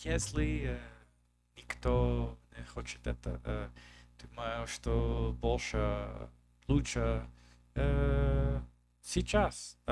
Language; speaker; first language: Russian; non-native, learner; English